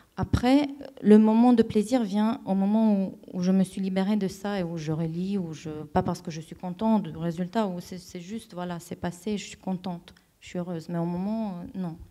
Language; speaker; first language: French; non-native, fluent; Romanian